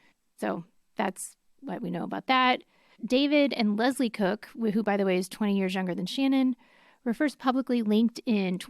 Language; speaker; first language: English; native; English